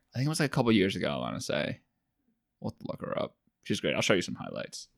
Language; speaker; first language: English; native; English